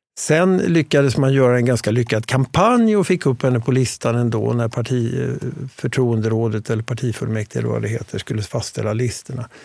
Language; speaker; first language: Swedish; native; Swedish